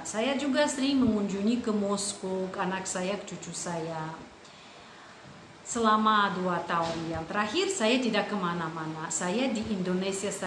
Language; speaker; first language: Indonesian; non-native, fluent; Russian